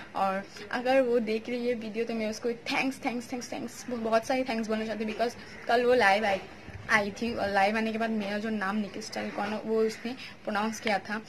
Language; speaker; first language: Hindi; non-native, local second language; Bangla